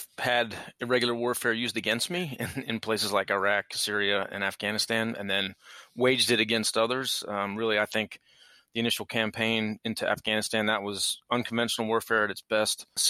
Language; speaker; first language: English; native; English